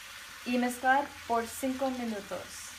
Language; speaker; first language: Spanish; non-native, learner; English